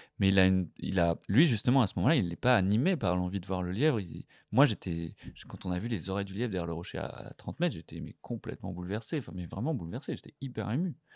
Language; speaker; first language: French; native; French